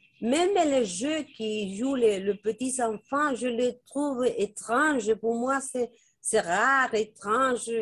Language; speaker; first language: French; non-native, fluent; Spanish